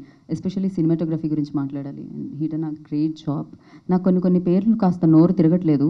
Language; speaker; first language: Telugu; native; Telugu